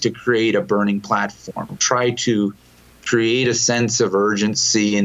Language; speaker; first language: English; native; English